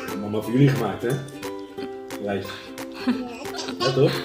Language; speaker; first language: Dutch; non-native, learner; Thai